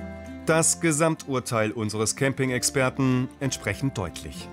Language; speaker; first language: German; native; German